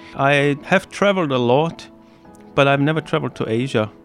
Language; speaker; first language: English; non-native, fluent; German